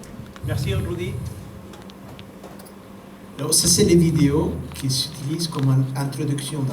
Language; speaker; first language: French; non-native, fluent; Spanish